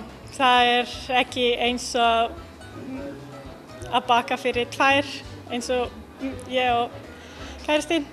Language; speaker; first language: Icelandic; non-native, learner; Italian